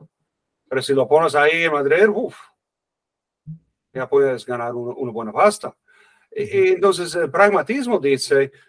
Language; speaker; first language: Spanish; non-native, fluent; English